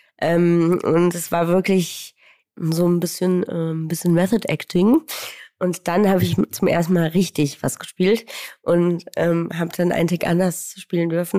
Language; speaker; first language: German; native; German